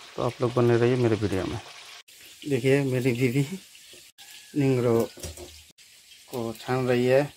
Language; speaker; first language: Hindi; non-native, local second language; Nepali